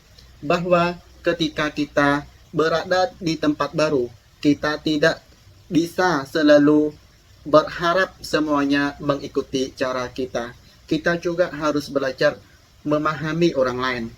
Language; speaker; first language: Indonesian; non-native, fluent; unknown